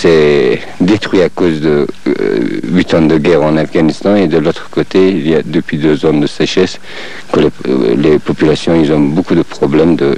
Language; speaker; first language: French; non-native, fluent; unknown